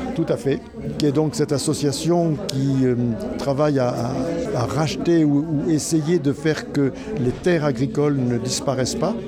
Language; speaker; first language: French; native; French